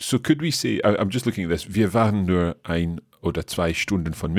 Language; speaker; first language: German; non-native, fluent; English